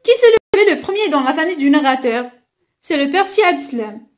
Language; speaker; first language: French; non-native, local second language; Arabic